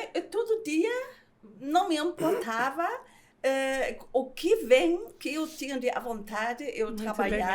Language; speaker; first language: Portuguese; non-native, fluent; German